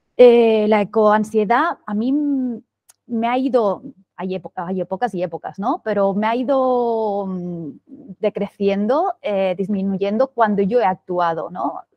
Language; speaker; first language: Spanish; non-native, local second language; Catalan